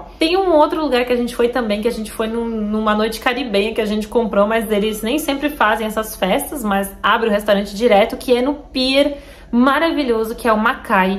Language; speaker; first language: Portuguese; native; Portuguese